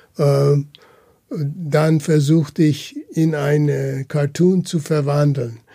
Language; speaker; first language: German; early bilingual, heritage; German